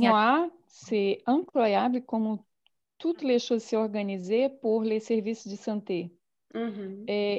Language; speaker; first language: French; non-native, learner; Portuguese